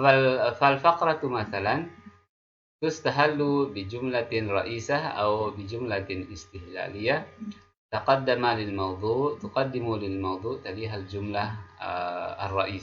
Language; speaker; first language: Arabic; non-native, fluent; Indonesian